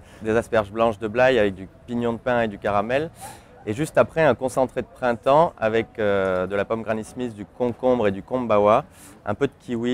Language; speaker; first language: French; native; French